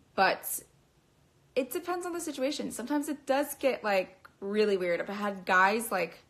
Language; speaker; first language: English; native; English